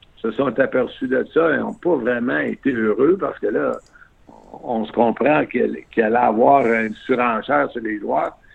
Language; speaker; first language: French; native; French